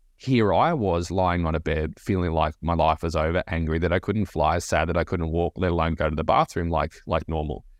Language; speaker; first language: English; native; English